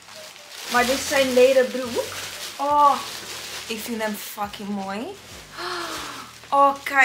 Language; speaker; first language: Dutch; non-native, learner; Italian